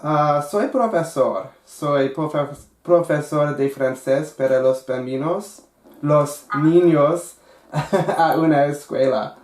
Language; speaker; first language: Spanish; non-native, learner; English